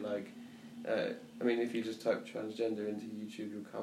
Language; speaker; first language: English; native; English